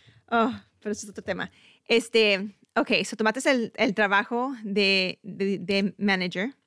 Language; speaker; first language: Spanish; early bilingual, heritage; Spanish